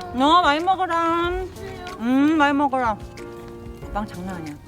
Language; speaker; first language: Korean; native; Korean